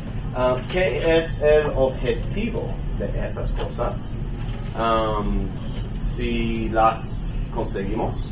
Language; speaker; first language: Spanish; non-native, learner; English